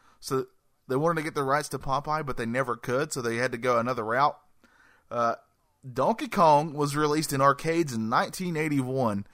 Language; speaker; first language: English; native; English